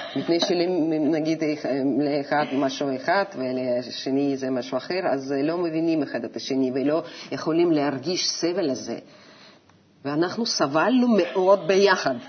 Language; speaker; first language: Hebrew; non-native, fluent; Russian